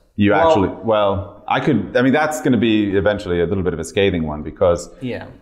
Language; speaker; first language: English; native; English